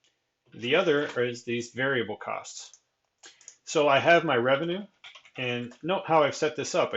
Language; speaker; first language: English; native; English